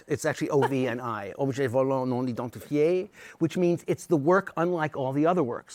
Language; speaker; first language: English; native; English